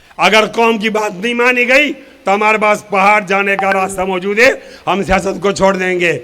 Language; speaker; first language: Urdu; non-native, local second language; Pashto